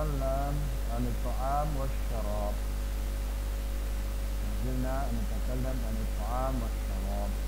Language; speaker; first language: Arabic; non-native, fluent; Indonesian